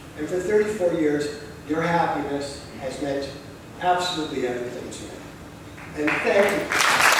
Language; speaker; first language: English; native; English